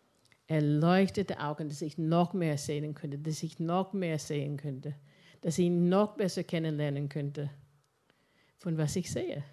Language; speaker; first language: German; non-native, fluent; English